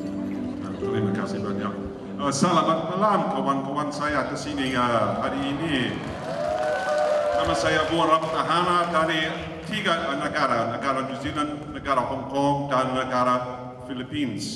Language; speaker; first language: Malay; non-native, learner; English